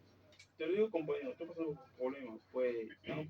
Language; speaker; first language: Spanish; non-native, learner; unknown